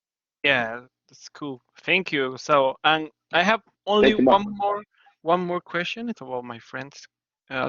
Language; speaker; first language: English; non-native, learner; Spanish